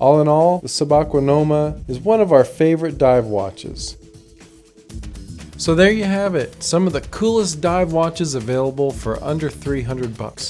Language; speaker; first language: English; native; English